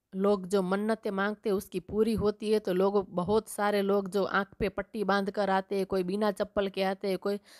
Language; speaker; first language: Hindi; non-native, local second language; Gujarati